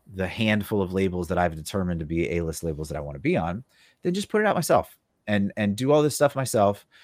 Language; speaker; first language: English; native; English